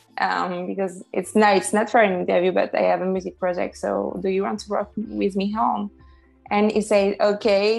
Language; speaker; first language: English; non-native, fluent; French